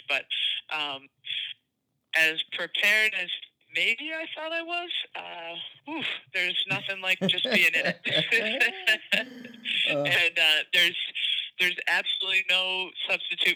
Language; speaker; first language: English; native; English